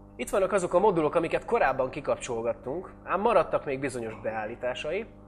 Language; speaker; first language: Hungarian; native; Hungarian